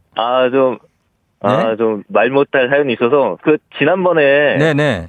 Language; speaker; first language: Korean; native; Korean